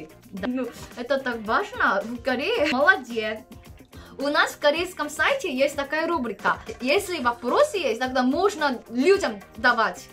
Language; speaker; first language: Russian; non-native, learner; Korean